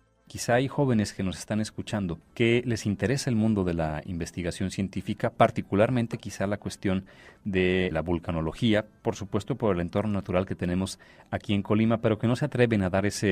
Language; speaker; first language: Spanish; native; Spanish